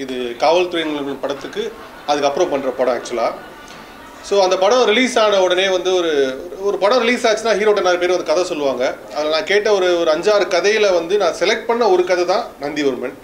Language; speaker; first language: Tamil; native; Tamil